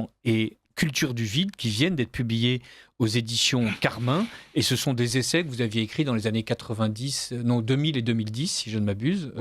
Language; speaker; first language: French; native; French